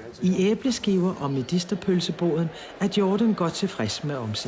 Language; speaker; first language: Danish; native; Danish